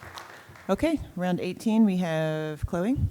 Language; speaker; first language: English; native; English